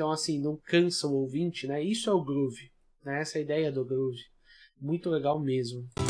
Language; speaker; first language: Portuguese; native; Portuguese